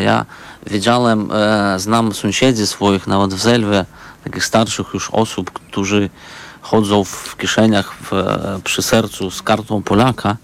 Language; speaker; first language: Polish; non-native, fluent; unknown